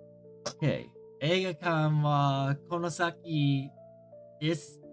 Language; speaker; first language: Japanese; non-native, learner; English